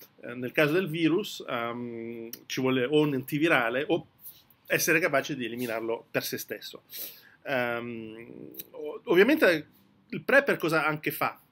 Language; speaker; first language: Italian; early bilingual, heritage; French